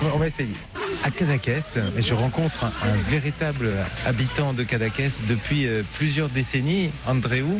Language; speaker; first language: French; native; French